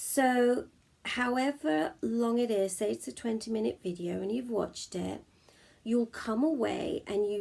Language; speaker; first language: English; native; English